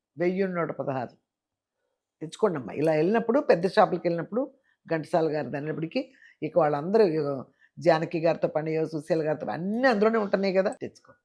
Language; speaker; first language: Telugu; native; Telugu